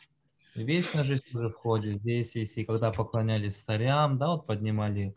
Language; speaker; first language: Russian; non-native, fluent; Korean